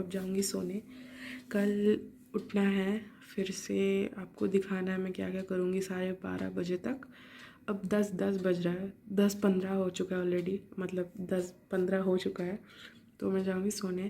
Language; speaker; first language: Hindi; non-native, local second language; Bangla